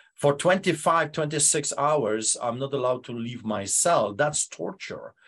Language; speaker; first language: English; non-native, fluent; Polish